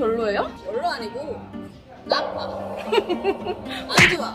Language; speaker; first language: Korean; non-native, learner; Filipino